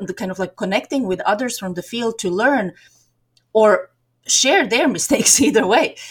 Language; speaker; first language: English; non-native, fluent; Serbian